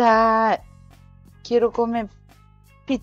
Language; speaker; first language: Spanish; non-native, learner; Japanese